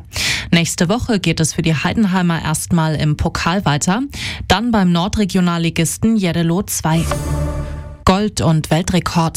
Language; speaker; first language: German; native; German